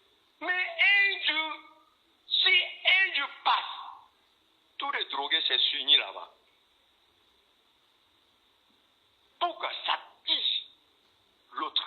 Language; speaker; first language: French; non-native, fluent; Korean